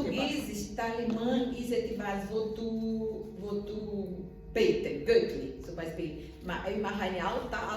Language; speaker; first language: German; non-native, learner; Portuguese